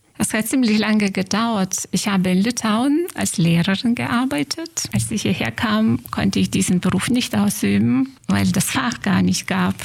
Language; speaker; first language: German; non-native, fluent; Lithuanian